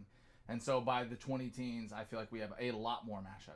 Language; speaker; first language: English; native; English